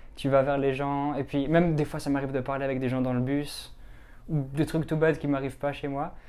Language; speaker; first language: French; native; French